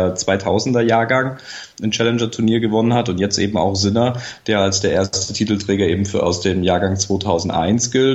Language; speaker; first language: German; native; German